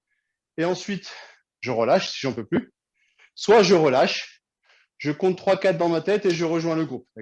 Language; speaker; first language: French; native; French